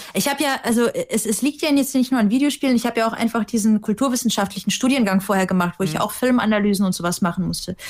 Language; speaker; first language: German; early bilingual, other home language; Russian